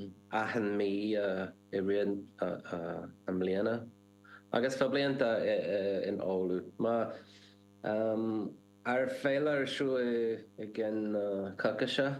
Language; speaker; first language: Irish; non-native, learner; English